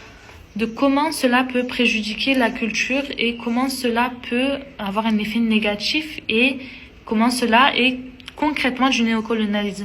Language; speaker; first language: French; early bilingual, other home language; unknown